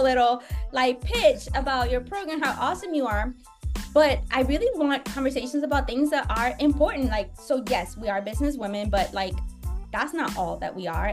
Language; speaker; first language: English; native; English